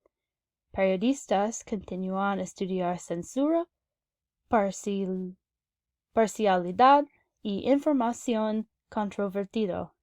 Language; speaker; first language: Spanish; non-native, learner; English